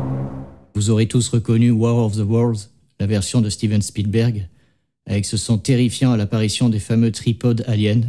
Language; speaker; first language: French; native; French